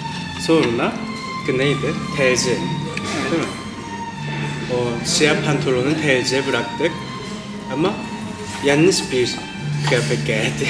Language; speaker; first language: Turkish; non-native, learner; Korean